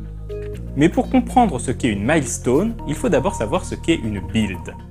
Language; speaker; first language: French; native; French